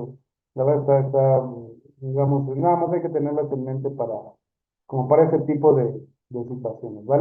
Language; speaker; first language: Spanish; native; Spanish